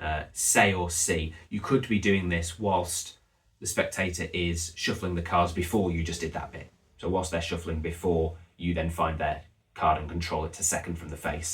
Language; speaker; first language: English; native; English